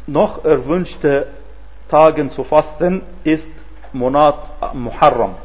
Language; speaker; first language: German; non-native, fluent; Arabic